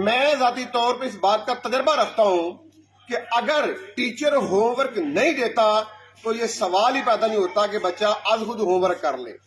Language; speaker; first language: Urdu; non-native, local second language; Punjabi